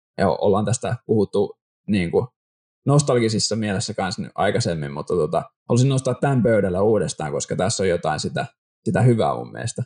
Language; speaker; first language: Finnish; native; Finnish